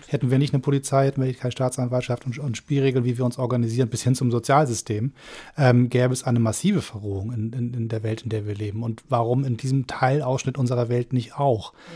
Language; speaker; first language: German; non-native, fluent; English